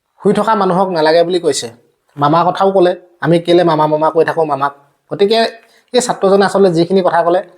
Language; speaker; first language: Assamese; native; Assamese